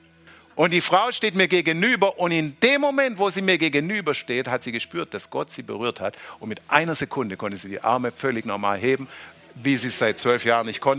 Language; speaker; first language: German; native; German